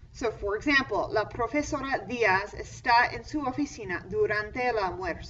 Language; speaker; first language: Spanish; non-native, fluent; English